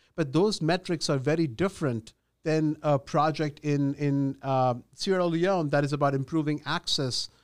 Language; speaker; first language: English; non-native, local second language; Gujarati